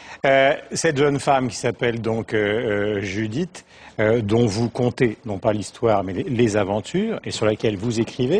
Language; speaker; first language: French; native; French